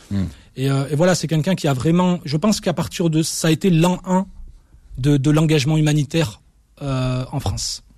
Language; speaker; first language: French; early bilingual, other home language; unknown